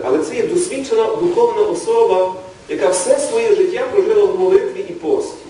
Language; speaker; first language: Ukrainian; native; Ukrainian